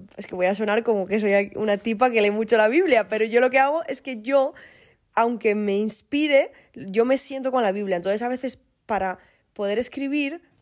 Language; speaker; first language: Spanish; native; Spanish